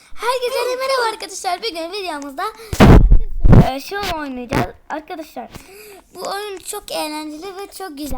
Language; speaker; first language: Turkish; early bilingual, heritage; Turkish